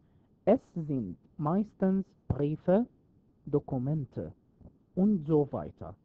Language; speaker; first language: German; non-native, fluent; Arabic